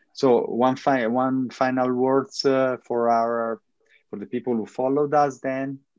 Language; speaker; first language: English; non-native, fluent; Italian